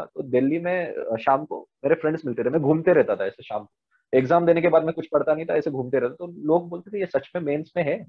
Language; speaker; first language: Hindi; non-native, local second language; Marathi